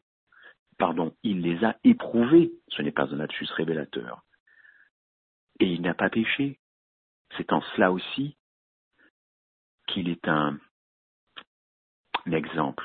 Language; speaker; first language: French; native; French